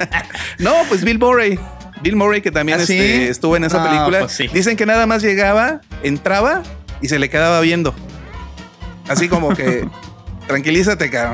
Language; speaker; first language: Spanish; native; Spanish